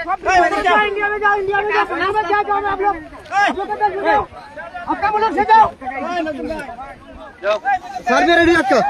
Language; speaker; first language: Hindi; non-native, learner; Bangla